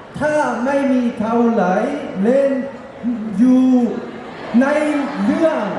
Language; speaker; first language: Thai; non-native, learner; Korean